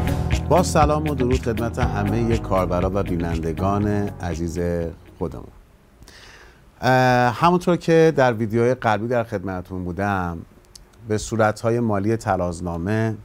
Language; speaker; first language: Persian; native; Persian